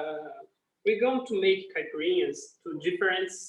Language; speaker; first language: English; non-native, learner; Portuguese